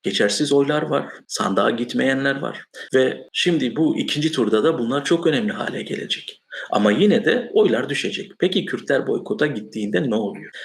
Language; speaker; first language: Turkish; non-native, local second language; Kurdish